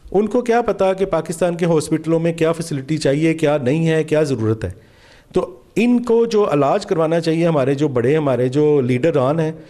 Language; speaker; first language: Urdu; non-native, local second language; Punjabi